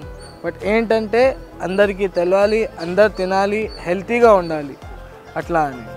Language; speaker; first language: Telugu; non-native, local second language; Urdu